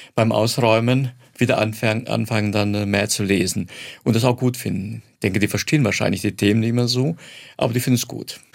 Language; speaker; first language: German; non-native, fluent; Croatian